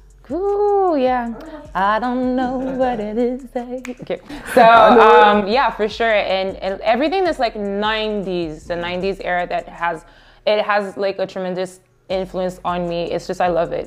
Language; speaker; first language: English; early bilingual, other home language; Haitian Creole